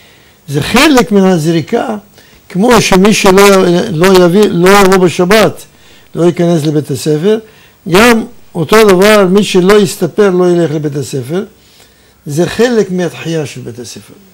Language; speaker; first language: Hebrew; non-native, fluent; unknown